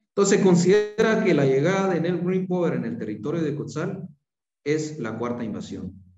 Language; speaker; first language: Spanish; non-native, local second language; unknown